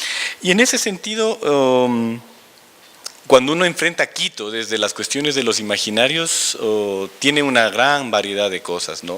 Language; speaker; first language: Spanish; native; Spanish